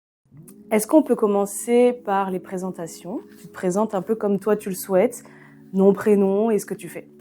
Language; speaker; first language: French; native; French